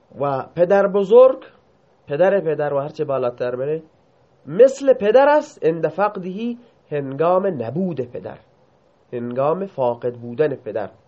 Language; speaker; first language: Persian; non-native, local second language; Baluchi